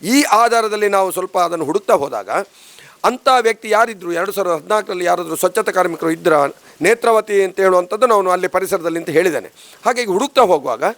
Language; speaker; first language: Kannada; native; Kannada